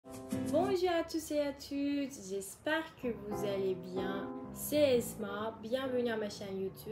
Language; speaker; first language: French; non-native, learner; Turkish